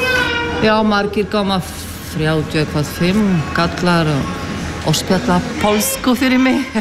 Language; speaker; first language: Icelandic; non-native, learner; Polish